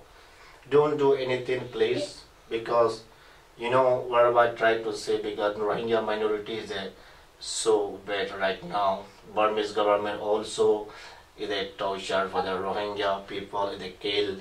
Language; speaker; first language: English; non-native, learner; Rohingya